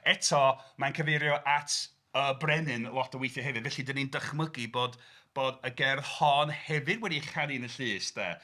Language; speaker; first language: Welsh; native; Welsh